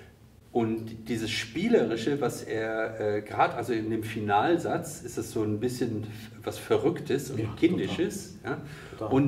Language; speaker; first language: German; native; German